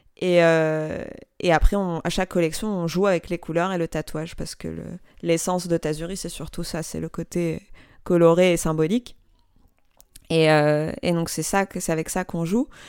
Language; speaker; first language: French; non-native, local second language; Arabic